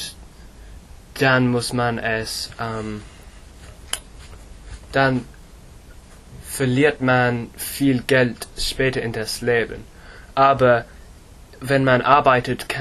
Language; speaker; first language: German; non-native, learner; English